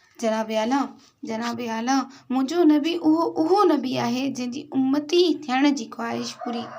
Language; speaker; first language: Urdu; non-native, local second language; Sindhi